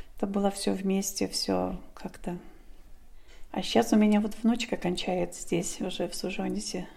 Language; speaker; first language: Russian; non-native, local second language; Polish